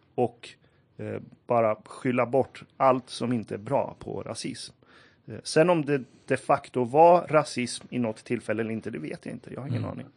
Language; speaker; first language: Swedish; early bilingual, other home language; Persian